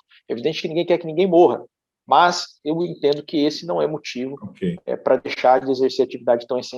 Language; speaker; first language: Portuguese; native; Portuguese